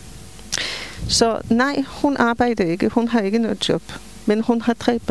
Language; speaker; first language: Danish; non-native, fluent; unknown